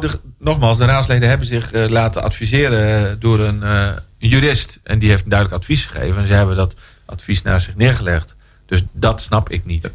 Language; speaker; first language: Dutch; native; Dutch